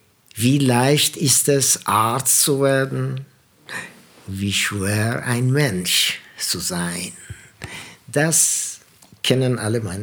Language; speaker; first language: German; non-native, fluent; Persian